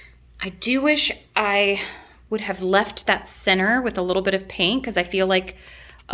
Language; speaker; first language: English; native; English